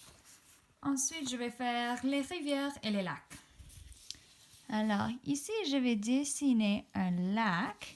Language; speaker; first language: French; non-native, fluent; English